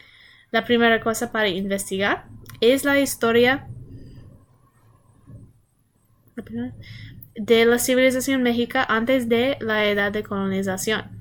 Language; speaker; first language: Spanish; non-native, learner; English